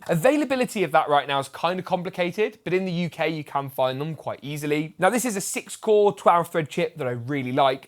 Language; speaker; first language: English; native; English